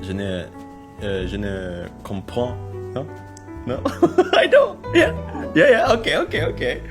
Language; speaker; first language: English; non-native, fluent; Indonesian